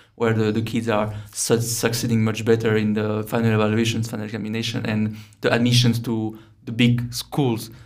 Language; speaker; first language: English; non-native, fluent; French